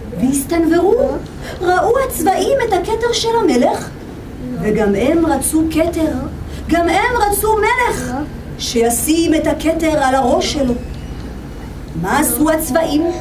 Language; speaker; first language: Hebrew; native; Hebrew